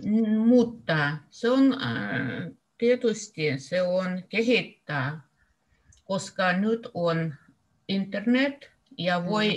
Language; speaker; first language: Finnish; non-native, learner; Russian